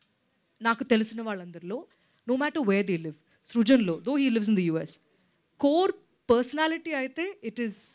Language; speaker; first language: Telugu; non-native, local second language; Malayalam